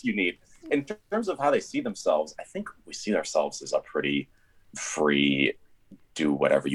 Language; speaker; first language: English; native; English